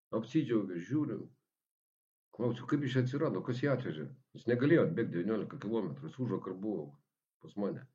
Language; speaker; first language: Lithuanian; non-native, local second language; Russian